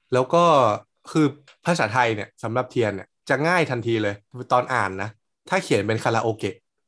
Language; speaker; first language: Thai; native; Thai